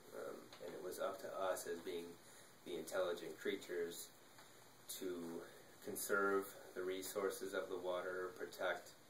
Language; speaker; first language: English; native; English